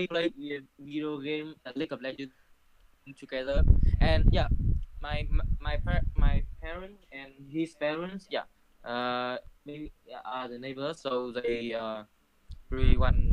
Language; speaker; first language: English; non-native, learner; Vietnamese